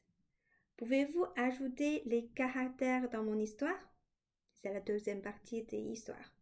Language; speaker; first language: French; non-native, fluent; Chinese